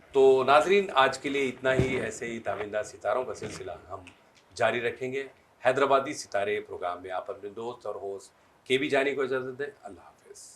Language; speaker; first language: Hindi; native; Hindi